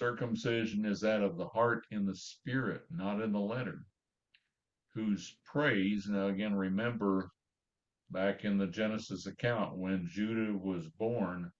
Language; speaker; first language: English; native; English